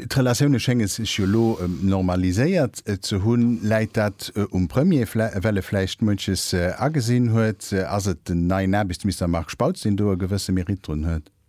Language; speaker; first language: Luxembourgish; native; Luxembourgish